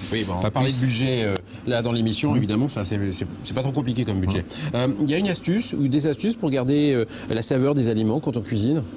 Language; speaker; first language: French; native; French